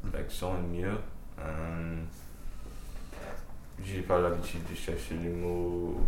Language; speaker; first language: French; early bilingual, heritage; French